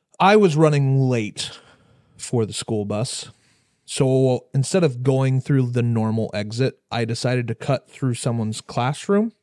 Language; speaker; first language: English; native; English